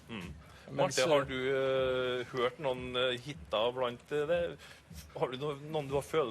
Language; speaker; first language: Norwegian; native; Norwegian